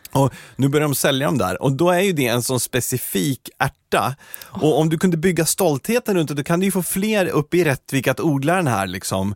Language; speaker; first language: Swedish; native; Swedish